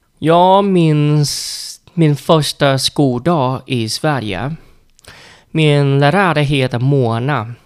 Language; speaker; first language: Swedish; non-native, learner; Vietnamese